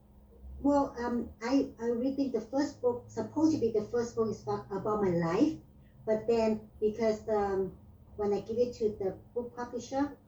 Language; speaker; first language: English; non-native, learner; Vietnamese